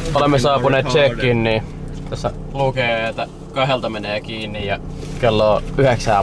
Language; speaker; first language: Finnish; native; Finnish